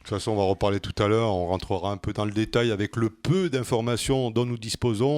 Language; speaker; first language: French; native; French